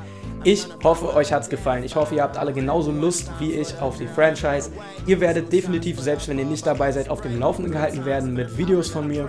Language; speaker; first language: German; native; German